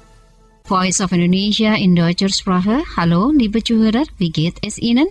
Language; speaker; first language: German; non-native, fluent; Indonesian